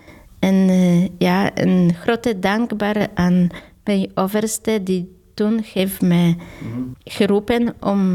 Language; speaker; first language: Dutch; non-native, fluent; Polish